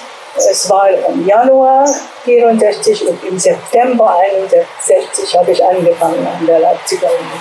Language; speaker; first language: German; non-native, fluent; Hungarian